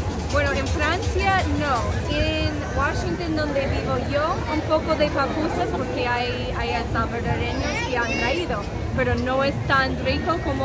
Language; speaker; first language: Spanish; non-native, fluent; English